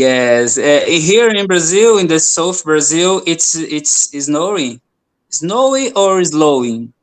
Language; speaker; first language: English; non-native, learner; Portuguese